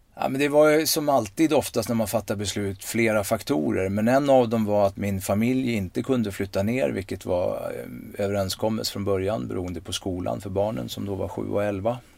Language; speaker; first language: Swedish; native; Swedish